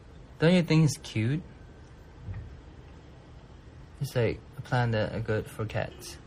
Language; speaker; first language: English; non-native, fluent; Thai